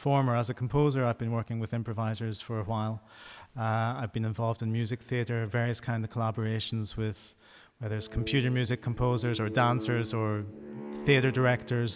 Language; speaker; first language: English; native; English